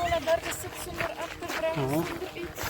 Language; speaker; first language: Dutch; native; Dutch